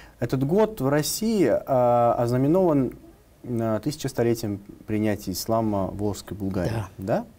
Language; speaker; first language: Russian; non-native, local second language; Tatar